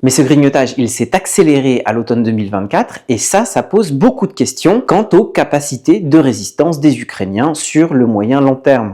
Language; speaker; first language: French; native; French